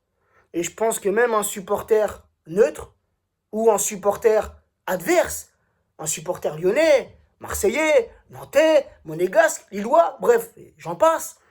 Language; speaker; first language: French; native; French